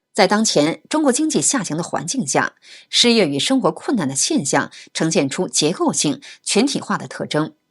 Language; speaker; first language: Chinese; native; Chinese